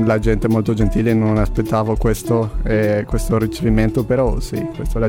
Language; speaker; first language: Italian; non-native, learner; Spanish